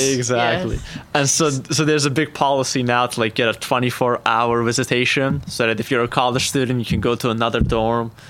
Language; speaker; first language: English; non-native, fluent; Azerbaijani